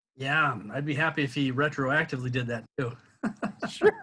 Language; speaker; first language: English; native; English